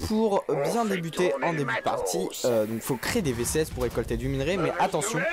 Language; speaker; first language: French; native; French